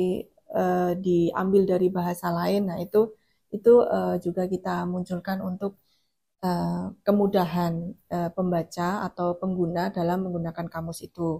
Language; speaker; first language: Indonesian; non-native, local second language; Javanese